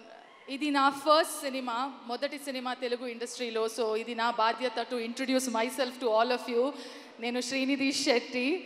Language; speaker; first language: Telugu; non-native, local second language; Kannada